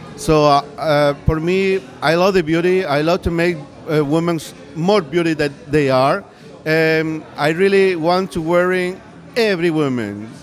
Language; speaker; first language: English; non-native, learner; Spanish